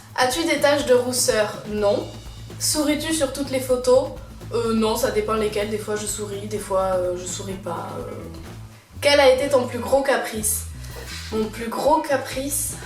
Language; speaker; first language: French; native; French